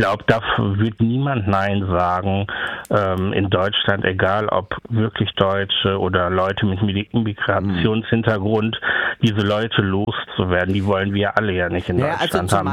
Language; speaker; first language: German; native; German